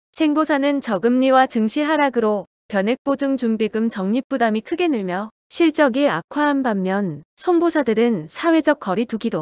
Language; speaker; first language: Korean; native; Korean